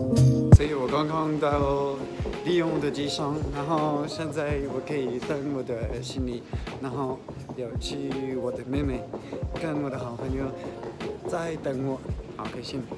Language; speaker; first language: Chinese; non-native, fluent; French